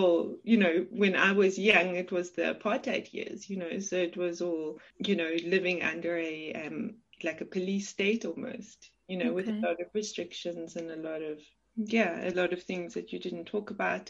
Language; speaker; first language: English; native; English